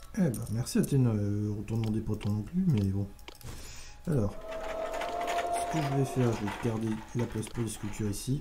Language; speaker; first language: French; native; French